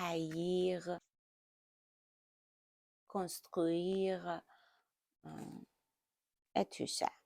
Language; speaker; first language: French; non-native, learner; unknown